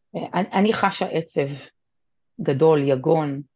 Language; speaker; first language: Hebrew; native; Hebrew